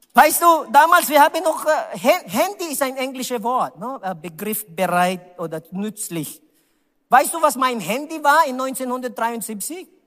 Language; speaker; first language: German; non-native, learner; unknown